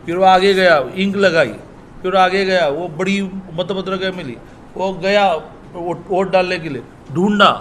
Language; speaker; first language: Hindi; non-native, local second language; Marathi